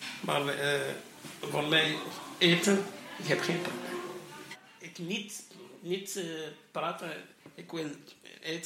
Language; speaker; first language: Dutch; non-native, learner; Arabic